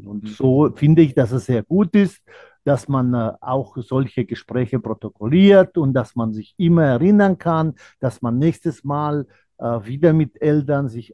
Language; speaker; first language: German; non-native, fluent; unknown